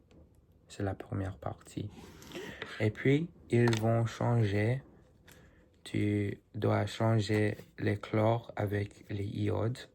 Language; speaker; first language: French; non-native, learner; English